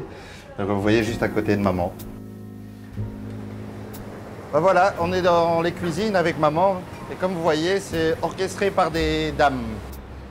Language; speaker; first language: French; native; French